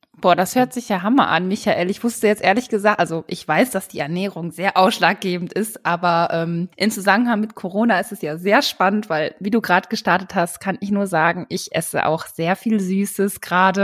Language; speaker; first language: German; native; German